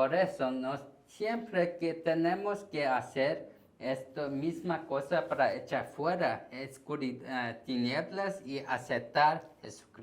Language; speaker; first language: Spanish; non-native, learner; Korean